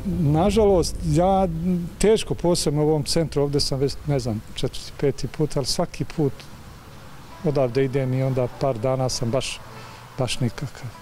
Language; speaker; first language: Serbian; native; Serbian